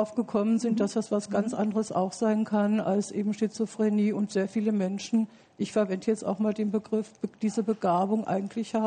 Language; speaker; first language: German; native; German